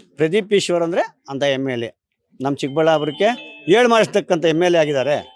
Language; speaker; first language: Kannada; native; Kannada